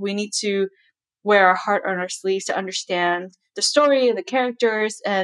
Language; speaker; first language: English; non-native, local second language; Chinese